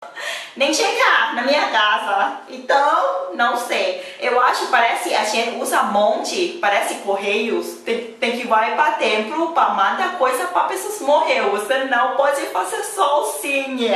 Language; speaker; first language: Portuguese; non-native, learner; Thai